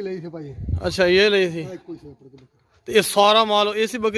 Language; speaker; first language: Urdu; non-native, local second language; Punjabi